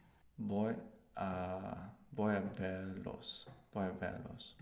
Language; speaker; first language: Spanish; non-native, learner; English